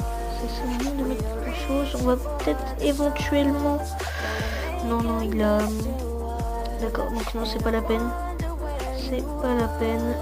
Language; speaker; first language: French; native; French